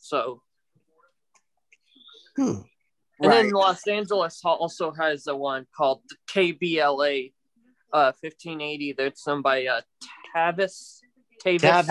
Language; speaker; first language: English; native; English